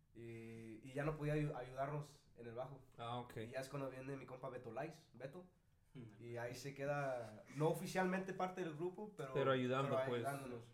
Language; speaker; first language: Spanish; native; Spanish